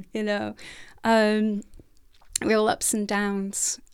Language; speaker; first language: English; native; English